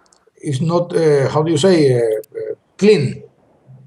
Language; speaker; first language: English; non-native, learner; Spanish